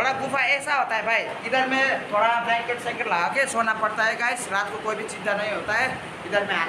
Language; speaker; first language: Hindi; non-native, local second language; Nepali